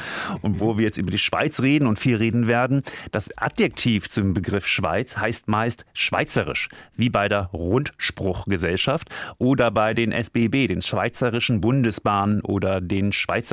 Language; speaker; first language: German; native; German